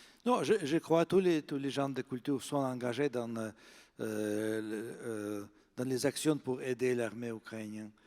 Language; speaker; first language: French; non-native, fluent; Russian